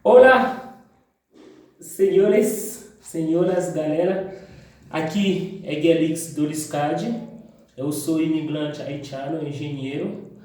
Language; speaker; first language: Portuguese; non-native, fluent; Haitian Creole